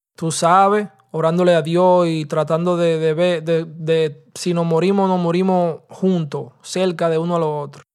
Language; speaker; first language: Spanish; native; Spanish